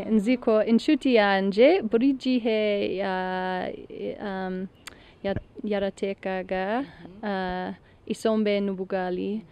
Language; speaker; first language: Kinyarwanda; non-native, learner; English